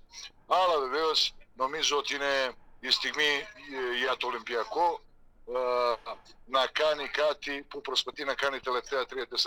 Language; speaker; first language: Greek; non-native, fluent; Serbian